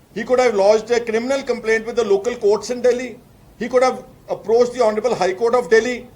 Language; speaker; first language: English; non-native, local second language; Punjabi